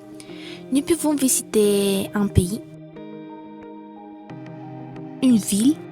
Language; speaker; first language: French; non-native, fluent; Spanish